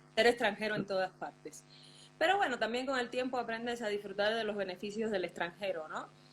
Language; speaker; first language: Spanish; native; Spanish